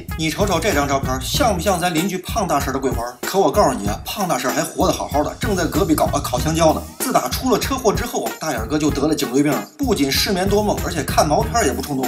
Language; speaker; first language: Chinese; native; Chinese